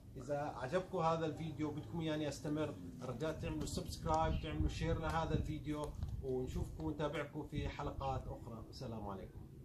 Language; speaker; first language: Arabic; native; Arabic